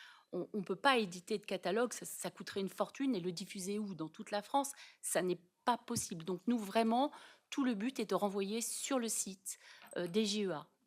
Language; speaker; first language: French; native; French